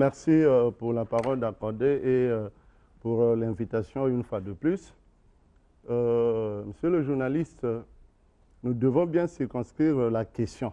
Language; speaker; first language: French; non-native, local second language; Kongo